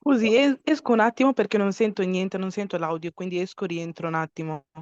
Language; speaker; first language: Italian; native; Italian